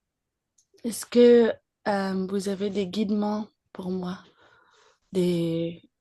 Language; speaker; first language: French; early bilingual, other home language; English